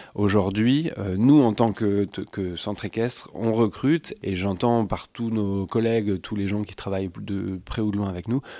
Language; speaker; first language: French; native; French